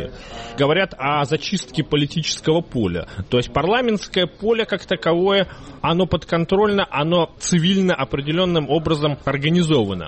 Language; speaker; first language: Russian; native; Russian